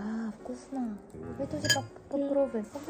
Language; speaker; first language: Russian; non-native, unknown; Korean